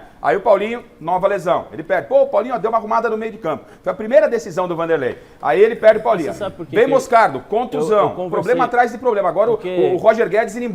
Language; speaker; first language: Portuguese; native; Portuguese